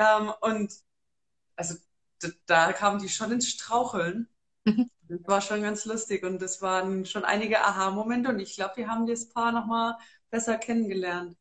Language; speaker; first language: German; native; German